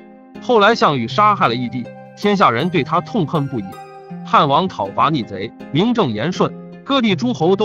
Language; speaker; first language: Chinese; native; Chinese